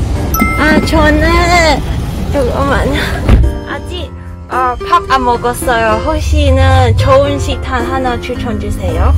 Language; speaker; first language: Korean; non-native, learner; Cantonese